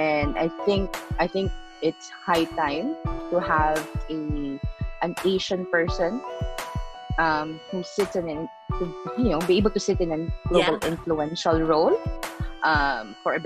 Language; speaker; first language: English; non-native, local second language; Filipino